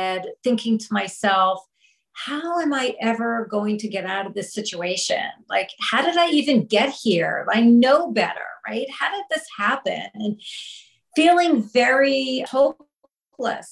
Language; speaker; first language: English; native; English